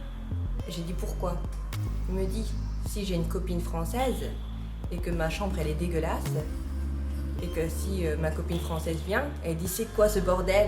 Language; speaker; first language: French; non-native, fluent; Japanese